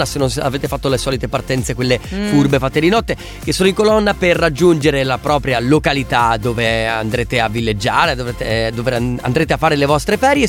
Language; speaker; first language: Italian; native; Italian